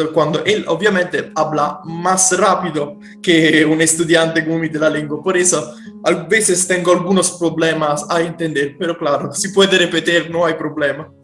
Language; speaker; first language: Spanish; non-native, fluent; Italian